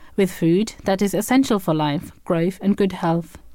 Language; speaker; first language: English; non-native, fluent; German